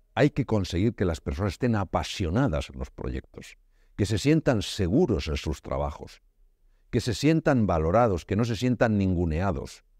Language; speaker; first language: Spanish; native; Spanish